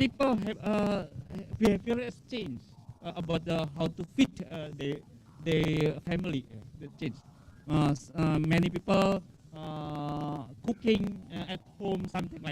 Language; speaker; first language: English; non-native, fluent; Indonesian